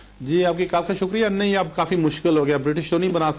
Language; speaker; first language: Urdu; native; Urdu